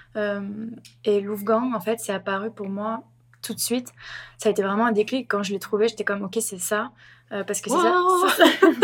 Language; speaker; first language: French; native; French